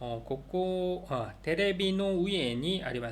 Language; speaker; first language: Japanese; non-native, learner; Korean